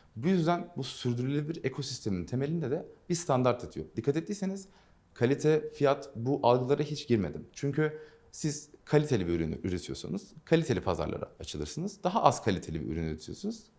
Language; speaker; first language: Turkish; non-native, local second language; Dutch